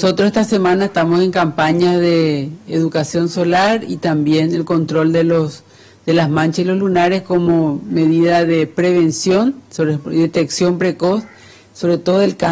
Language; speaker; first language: Spanish; native; Spanish